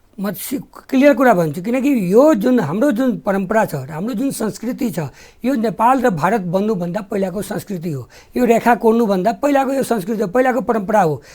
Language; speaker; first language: Nepali; non-native, local second language; Bhojpuri